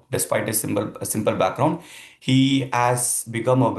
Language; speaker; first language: English; non-native, local second language; Kannada